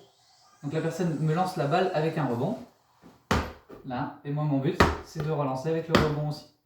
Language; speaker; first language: French; native; French